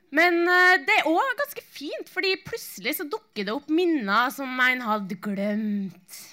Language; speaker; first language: Norwegian; native; Norwegian